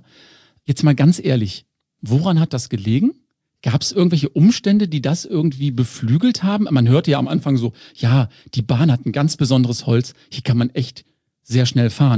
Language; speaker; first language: German; native; German